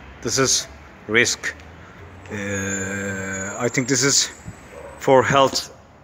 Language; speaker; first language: English; non-native, learner; Turkish